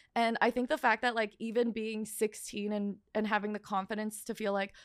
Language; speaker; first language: English; native; English